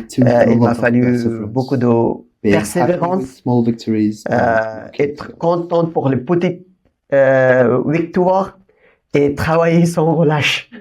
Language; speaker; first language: French; non-native, fluent; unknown